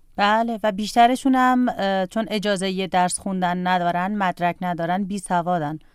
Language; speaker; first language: Persian; native; Persian